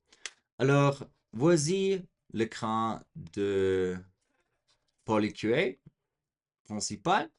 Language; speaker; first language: French; non-native, fluent; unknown